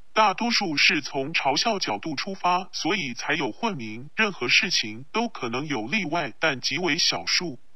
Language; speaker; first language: Chinese; non-native, local second language; Cantonese